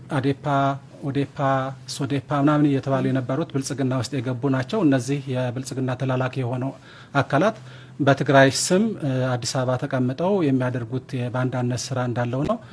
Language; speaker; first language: Amharic; non-native, local second language; Tigrinya